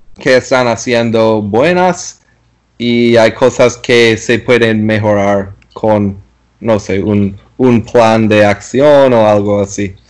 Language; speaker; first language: Spanish; non-native, learner; English